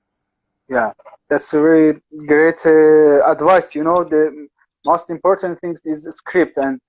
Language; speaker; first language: English; non-native, learner; Persian